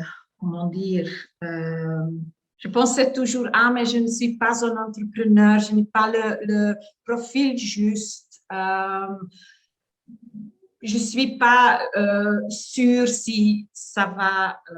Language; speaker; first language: French; non-native, learner; Dutch